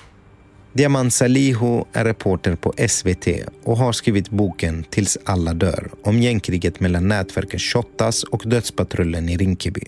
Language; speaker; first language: Swedish; native; Swedish